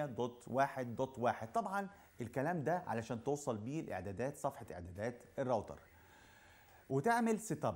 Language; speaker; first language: Arabic; native; Arabic